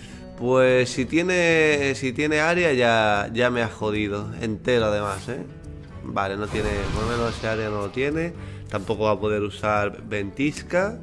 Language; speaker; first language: Spanish; native; Spanish